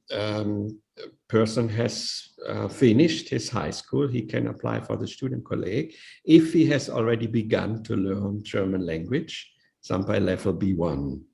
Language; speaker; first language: English; non-native, fluent; Indonesian